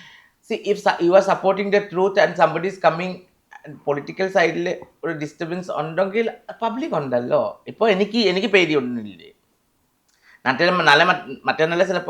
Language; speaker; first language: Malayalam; non-native, local second language; Assamese